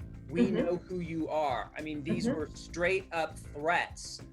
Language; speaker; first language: English; native; English